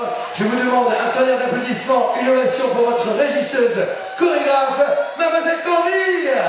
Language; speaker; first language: French; native; French